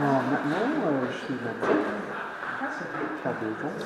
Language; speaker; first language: French; non-native, fluent; English